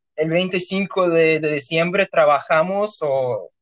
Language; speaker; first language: Spanish; non-native, fluent; Russian